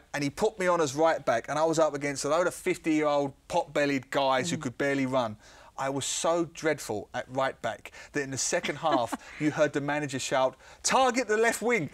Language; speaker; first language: English; native; English